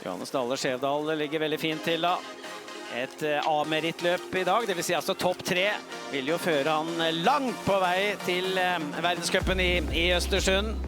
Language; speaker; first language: Norwegian; native; Norwegian